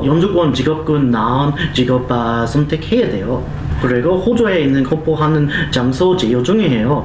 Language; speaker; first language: Korean; non-native, learner; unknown